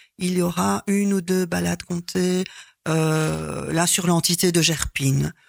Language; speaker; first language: French; native; French